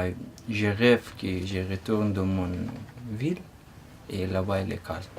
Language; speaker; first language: French; non-native, learner; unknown